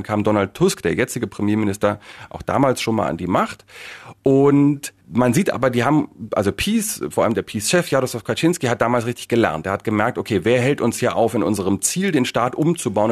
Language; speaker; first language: German; native; German